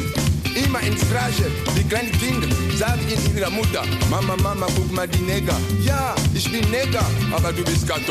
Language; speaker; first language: German; non-native, learner; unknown